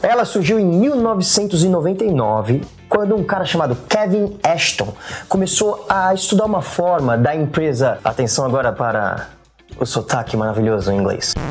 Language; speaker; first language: Portuguese; native; Portuguese